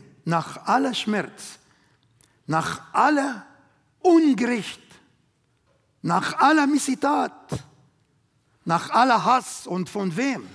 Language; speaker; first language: German; non-native, learner; Arabic